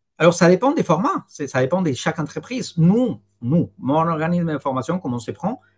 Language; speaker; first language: French; non-native, fluent; Spanish